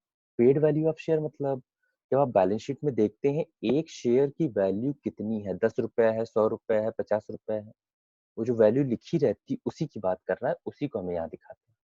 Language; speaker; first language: Hindi; native; Hindi